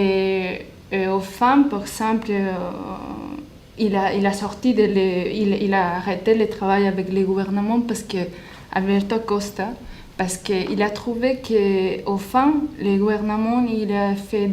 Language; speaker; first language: French; non-native, learner; Spanish